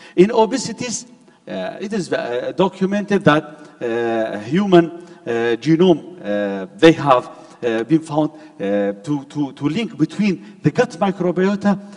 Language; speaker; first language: English; non-native, fluent; Arabic